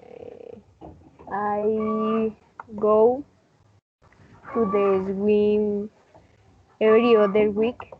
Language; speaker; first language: English; non-native, learner; Spanish